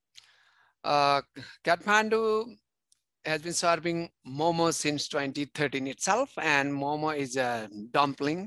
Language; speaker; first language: English; non-native, fluent; Nepali